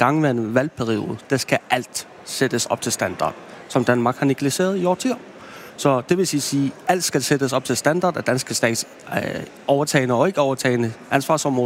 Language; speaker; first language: Danish; non-native, local second language; Kalaallisut